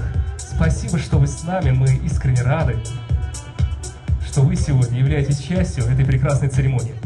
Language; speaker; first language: Russian; native; Russian